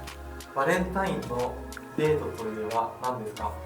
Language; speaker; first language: Japanese; non-native, fluent; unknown